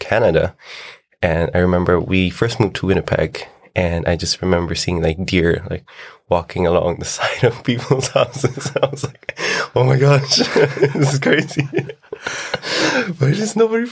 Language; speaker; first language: English; non-native, local second language; Filipino